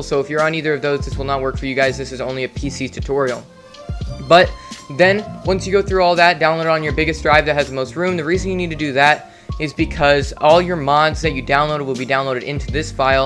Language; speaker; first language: English; native; English